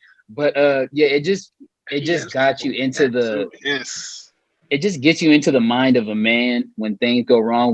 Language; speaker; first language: English; native; English